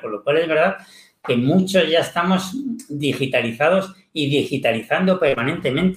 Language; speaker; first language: Spanish; native; Spanish